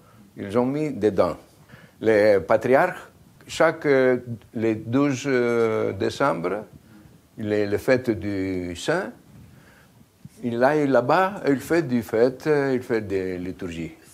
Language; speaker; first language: French; non-native, fluent; Greek